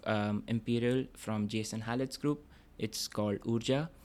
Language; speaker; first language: English; non-native, local second language; Bangla